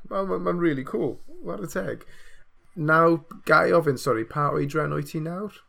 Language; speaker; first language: Welsh; non-native, local second language; English